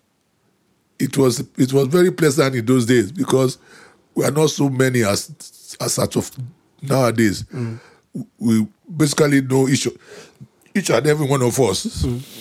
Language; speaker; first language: English; non-native, local second language; Yoruba